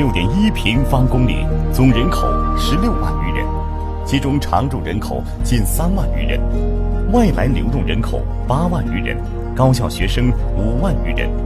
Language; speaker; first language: Chinese; native; Chinese